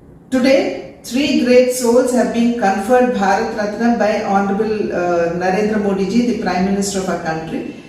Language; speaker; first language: English; non-native, local second language; Telugu